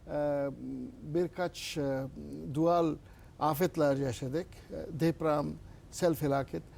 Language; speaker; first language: Turkish; non-native, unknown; Urdu